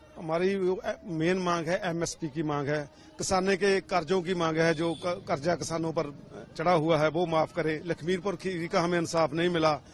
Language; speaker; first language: Hindi; non-native, local second language; Punjabi